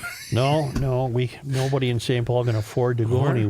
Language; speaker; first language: English; native; English